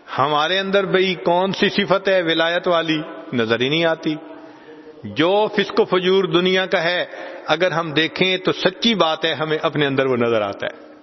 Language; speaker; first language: Urdu; non-native, local second language; Punjabi